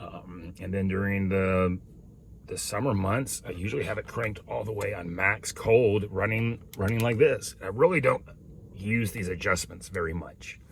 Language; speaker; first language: English; native; English